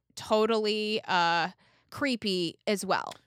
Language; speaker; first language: English; native; English